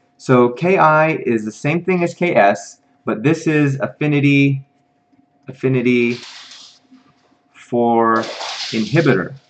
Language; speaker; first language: English; native; English